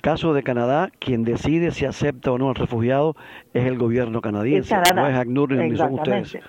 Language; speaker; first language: Spanish; native; Spanish